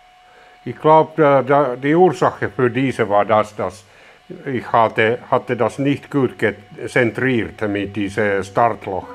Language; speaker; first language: German; non-native, learner; Finnish